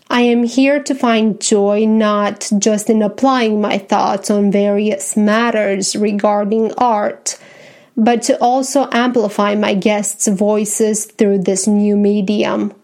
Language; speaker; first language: English; non-native, fluent; Romanian